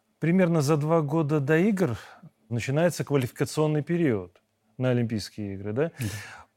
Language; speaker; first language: Russian; native; Russian